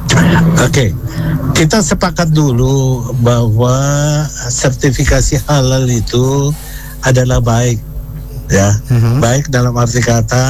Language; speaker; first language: Indonesian; native; Indonesian